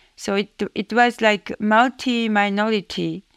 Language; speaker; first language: English; non-native, fluent; Japanese